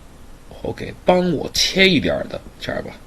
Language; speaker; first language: Chinese; non-native, learner; English